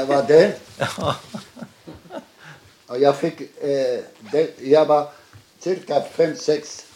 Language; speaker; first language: Swedish; non-native, learner; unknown